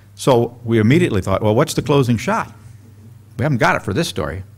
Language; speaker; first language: English; native; English